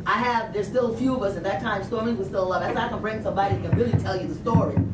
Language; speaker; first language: English; native; English